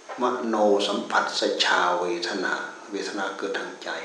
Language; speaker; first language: Thai; native; Thai